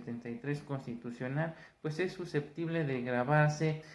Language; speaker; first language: Spanish; native; Spanish